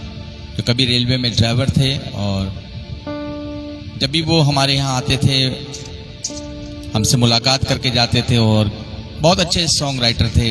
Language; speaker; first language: Hindi; native; Hindi